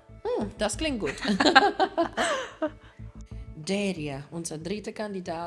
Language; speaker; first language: German; non-native, fluent; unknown